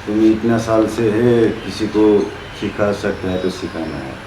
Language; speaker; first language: Hindi; non-native, local second language; Assamese